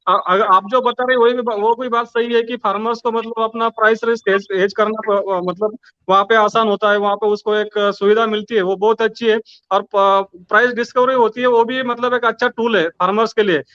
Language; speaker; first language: Hindi; non-native, local second language; Marathi